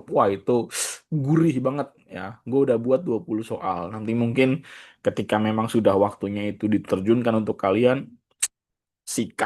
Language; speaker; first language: Indonesian; native; Indonesian